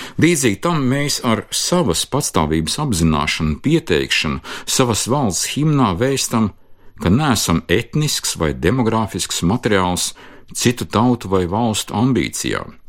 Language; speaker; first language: Latvian; native; Latvian